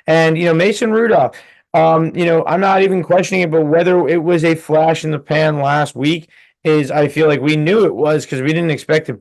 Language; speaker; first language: English; native; English